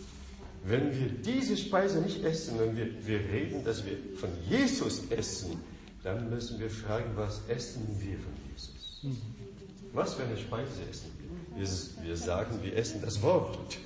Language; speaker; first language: German; non-native, fluent; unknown